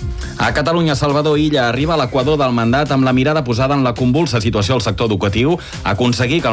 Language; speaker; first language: Catalan; native; Catalan